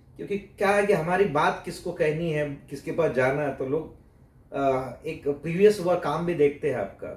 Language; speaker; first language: Hindi; non-native, local second language; Marathi